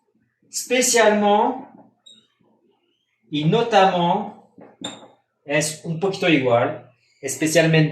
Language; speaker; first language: Spanish; non-native, fluent; French